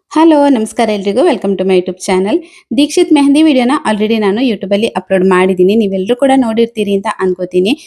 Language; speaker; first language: Kannada; non-native, local second language; Tulu